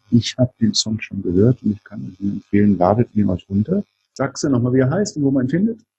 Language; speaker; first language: German; native; German